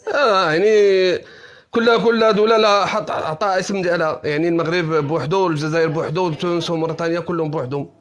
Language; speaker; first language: Arabic; native; Arabic